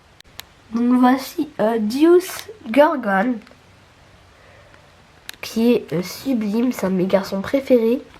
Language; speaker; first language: French; native; French